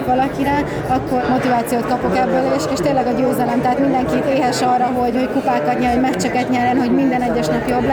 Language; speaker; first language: Hungarian; native; Hungarian